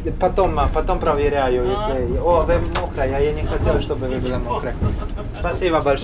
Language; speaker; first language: Russian; non-native, learner; Italian